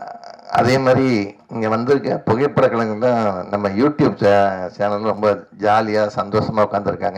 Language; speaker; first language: Tamil; native; Tamil